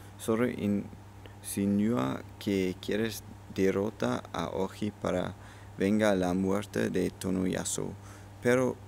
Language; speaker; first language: Spanish; non-native, learner; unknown